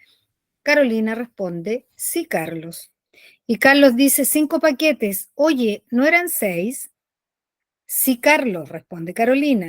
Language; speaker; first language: Spanish; native; Spanish